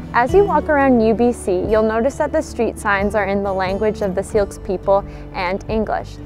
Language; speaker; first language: English; native; English